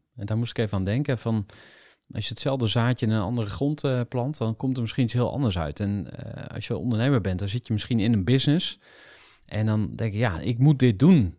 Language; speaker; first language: Dutch; native; Dutch